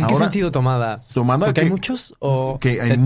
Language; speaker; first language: Spanish; native; Spanish